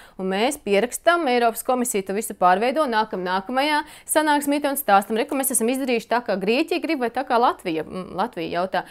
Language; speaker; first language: Latvian; native; Latvian